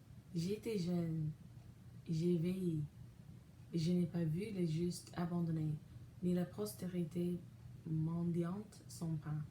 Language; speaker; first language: French; non-native, learner; English